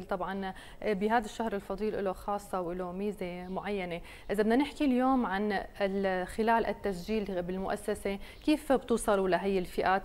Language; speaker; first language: Arabic; native; Arabic